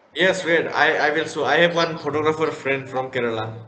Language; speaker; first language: English; non-native, local second language; Hindi